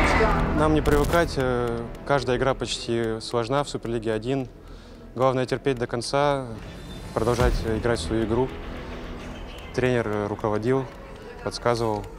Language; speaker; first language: Russian; native; Russian